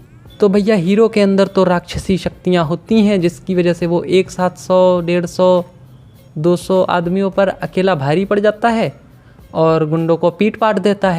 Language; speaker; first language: Hindi; native; Hindi